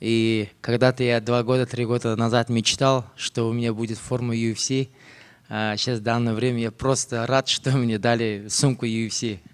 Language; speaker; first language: Russian; non-native, local second language; Kazakh